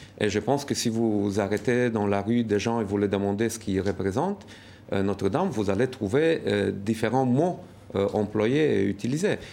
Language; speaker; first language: French; non-native, fluent; Romanian